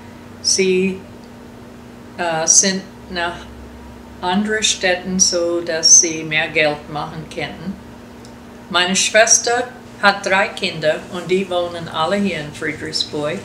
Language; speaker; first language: German; early bilingual, heritage; German